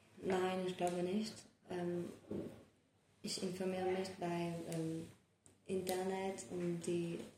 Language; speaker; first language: German; non-native, learner; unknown